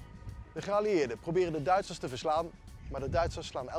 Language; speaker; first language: Dutch; native; Dutch